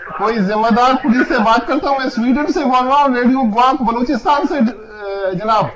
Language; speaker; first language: Urdu; non-native, local second language; Baluchi